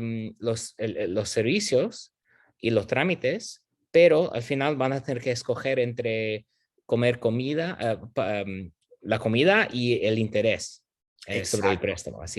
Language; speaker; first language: Spanish; non-native, fluent; English